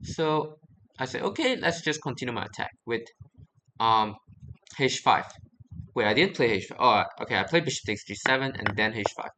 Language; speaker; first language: English; non-native, fluent; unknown